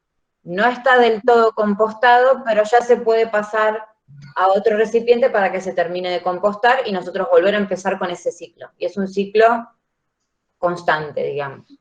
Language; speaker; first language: Spanish; native; Spanish